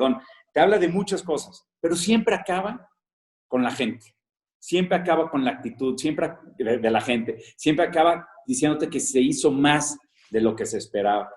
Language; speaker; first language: Spanish; native; Spanish